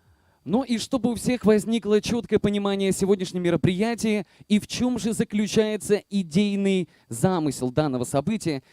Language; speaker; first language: Russian; native; Russian